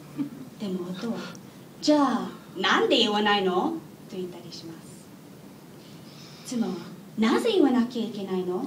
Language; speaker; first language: Japanese; non-native, learner; English